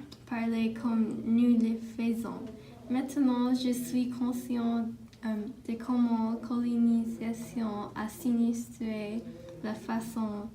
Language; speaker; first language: French; non-native, learner; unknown